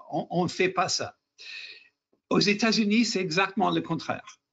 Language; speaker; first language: French; non-native, fluent; English